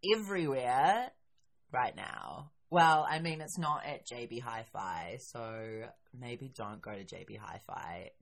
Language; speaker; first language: English; native; English